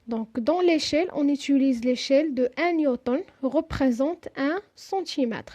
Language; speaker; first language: French; non-native, local second language; Arabic